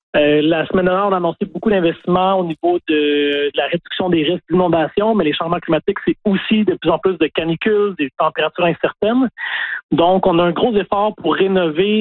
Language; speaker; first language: French; native; French